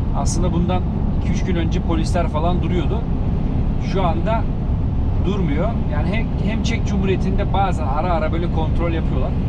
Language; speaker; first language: Turkish; native; Turkish